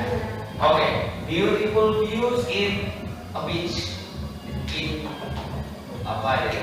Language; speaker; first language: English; non-native, learner; Indonesian